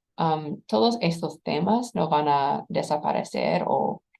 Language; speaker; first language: Spanish; non-native, fluent; English